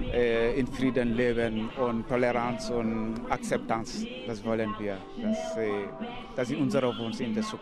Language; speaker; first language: German; non-native, learner; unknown